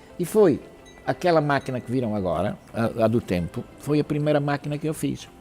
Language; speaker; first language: Portuguese; early bilingual, other home language; Italian